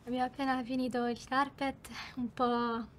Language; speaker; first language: Italian; native; Italian